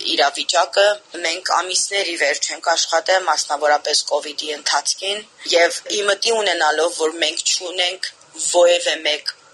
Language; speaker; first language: Armenian; early bilingual, heritage; Armenian